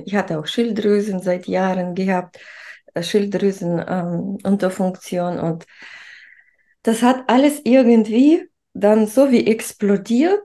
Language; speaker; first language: German; non-native, fluent; Russian